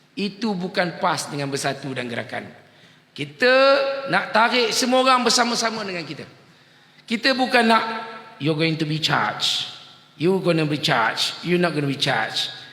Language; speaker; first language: Malay; native; Malay